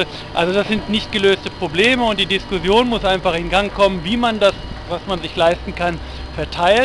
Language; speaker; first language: German; native; German